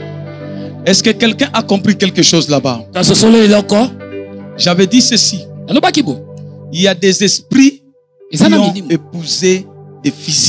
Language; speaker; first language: French; non-native, local second language; Lingala